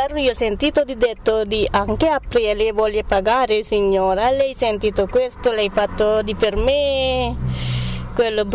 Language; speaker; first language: Italian; non-native, learner; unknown